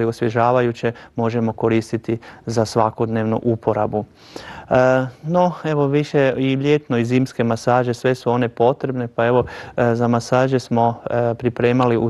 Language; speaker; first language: Croatian; native; Croatian